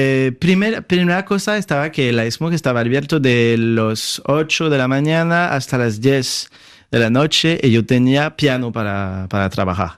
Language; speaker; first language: Spanish; non-native, fluent; French